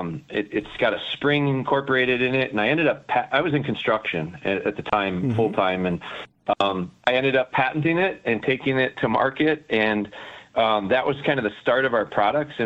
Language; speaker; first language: English; native; English